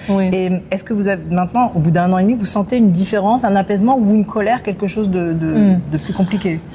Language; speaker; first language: French; native; French